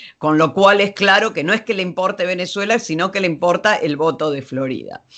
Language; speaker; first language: Spanish; non-native, fluent; Dutch